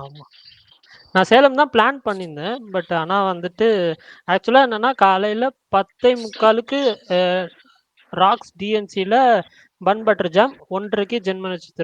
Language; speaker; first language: Tamil; native; Tamil